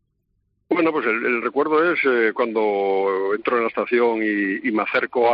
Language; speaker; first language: Spanish; native; Spanish